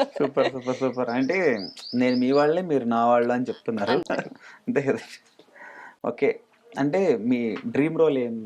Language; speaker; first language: Telugu; native; Telugu